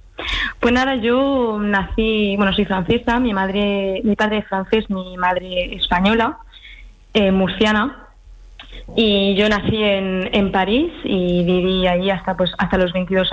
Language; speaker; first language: Spanish; early bilingual, heritage; French